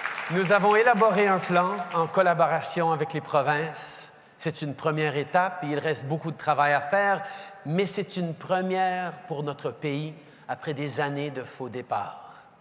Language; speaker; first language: French; early bilingual, heritage; French